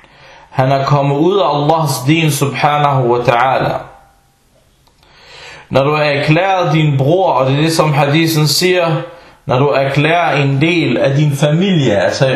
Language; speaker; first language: Danish; non-native, fluent; Arabic